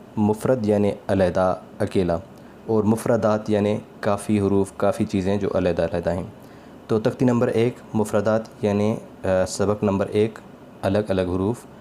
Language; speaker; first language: Urdu; non-native, local second language; Sindhi